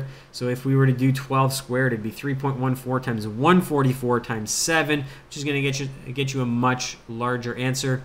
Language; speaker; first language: English; native; English